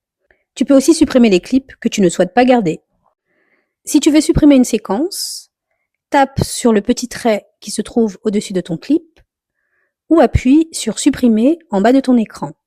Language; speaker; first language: French; native; French